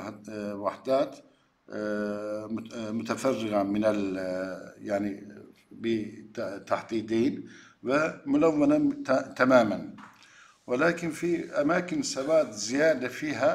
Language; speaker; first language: Arabic; non-native, learner; Turkish